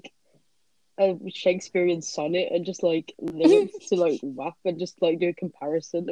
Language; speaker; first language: English; native; English